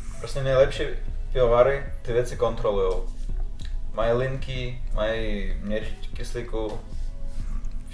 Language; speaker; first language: Czech; non-native, fluent; Russian